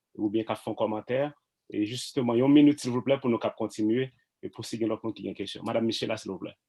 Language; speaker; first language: Haitian Creole; native; Haitian Creole